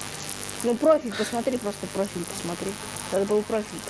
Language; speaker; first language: Russian; native; Russian